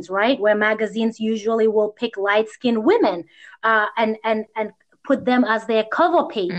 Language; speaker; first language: English; native; English